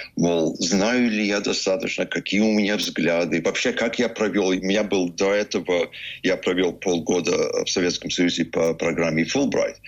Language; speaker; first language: Russian; early bilingual, heritage; English